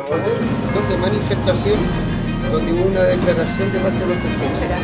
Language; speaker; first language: Spanish; native; Spanish